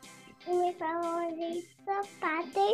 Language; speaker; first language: Spanish; early bilingual, heritage; Spanish